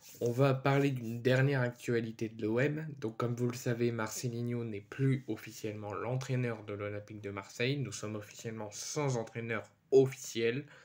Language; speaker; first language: French; native; French